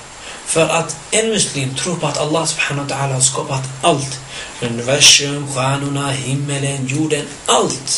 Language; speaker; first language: Swedish; early bilingual, other home language; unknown